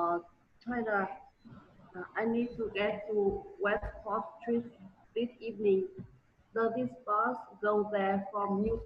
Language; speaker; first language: English; non-native, learner; Vietnamese